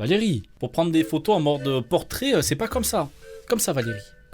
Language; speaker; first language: French; native; French